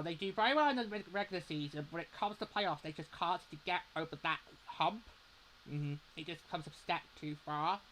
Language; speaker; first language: English; native; English